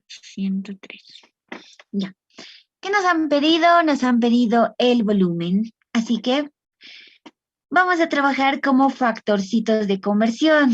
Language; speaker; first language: Spanish; native; Spanish